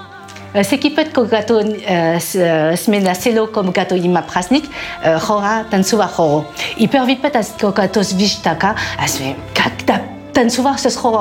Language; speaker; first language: Bulgarian; non-native, learner; French